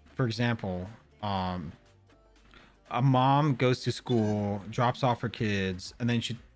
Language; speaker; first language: English; native; English